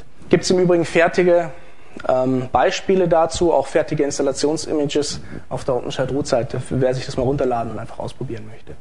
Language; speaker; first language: German; native; German